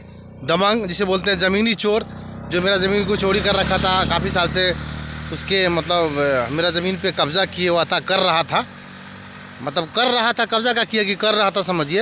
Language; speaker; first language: Hindi; native; Hindi